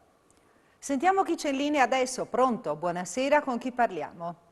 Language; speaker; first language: Italian; native; Italian